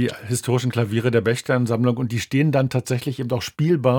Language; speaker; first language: German; native; German